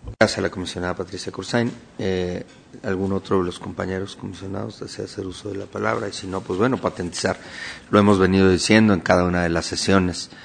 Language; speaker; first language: Spanish; native; Spanish